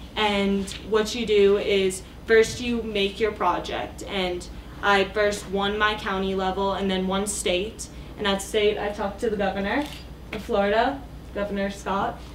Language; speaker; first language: English; native; English